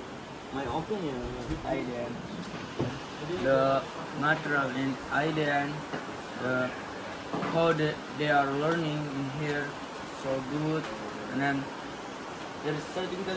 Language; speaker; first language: English; non-native, learner; Indonesian